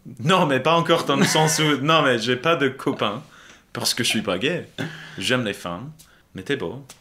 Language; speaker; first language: French; non-native, fluent; English